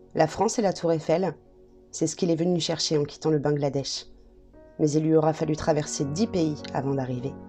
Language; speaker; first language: French; native; French